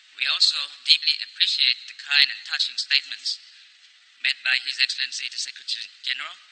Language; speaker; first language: English; non-native, fluent; Thai